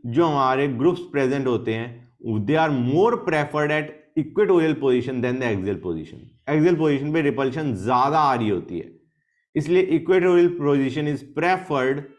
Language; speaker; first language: Hindi; native; Hindi